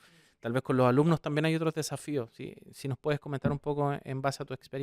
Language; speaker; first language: Spanish; native; Spanish